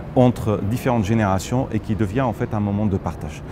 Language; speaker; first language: French; non-native, local second language; Arabic